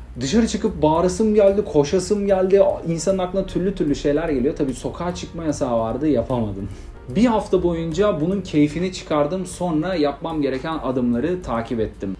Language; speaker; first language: Turkish; native; Turkish